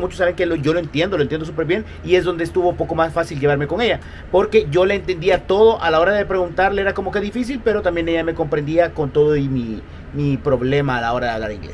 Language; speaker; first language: Spanish; native; Spanish